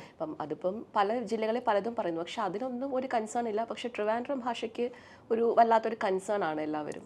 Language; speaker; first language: Malayalam; native; Malayalam